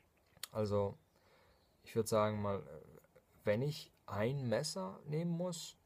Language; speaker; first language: German; non-native, fluent; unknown